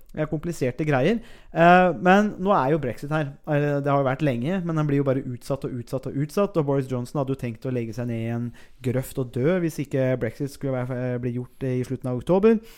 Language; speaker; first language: Norwegian; native; Norwegian